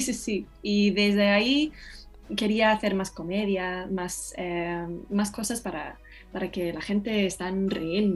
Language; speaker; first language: Spanish; non-native, fluent; English